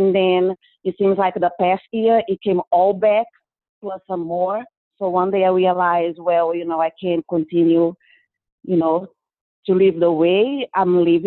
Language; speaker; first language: English; non-native, fluent; Portuguese